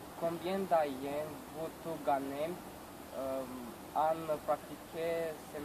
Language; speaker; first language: French; non-native, learner; Romanian